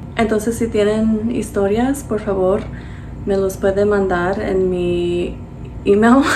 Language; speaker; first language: Spanish; early bilingual, heritage; Spanish